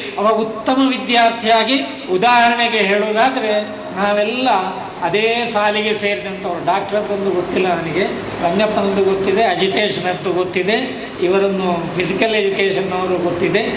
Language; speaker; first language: Kannada; non-native, local second language; Tulu